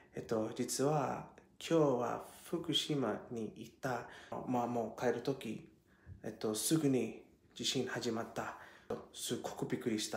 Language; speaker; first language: Japanese; non-native, learner; English